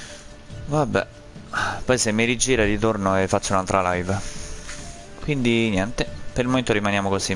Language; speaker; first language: Italian; native; Italian